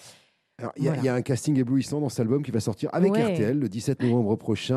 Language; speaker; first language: French; native; French